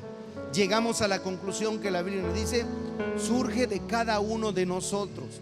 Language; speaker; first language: Spanish; native; Spanish